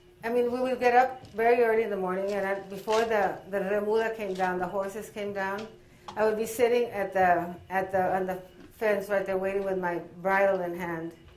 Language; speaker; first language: English; early bilingual, other home language; Spanish